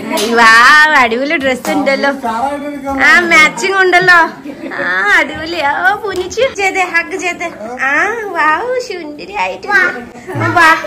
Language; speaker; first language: Malayalam; non-native, learner; Nepali